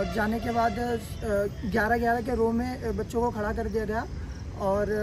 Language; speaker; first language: Hindi; non-native, local second language; Marathi